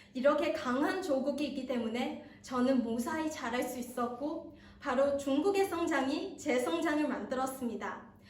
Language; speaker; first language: Korean; non-native, fluent; Chinese